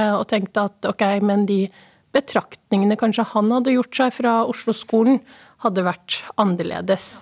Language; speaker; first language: Norwegian; early bilingual, other home language; Somali